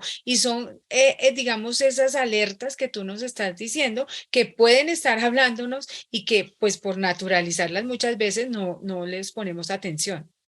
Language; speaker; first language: Spanish; native; Spanish